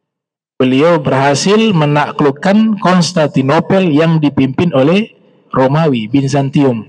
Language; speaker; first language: Indonesian; native; Indonesian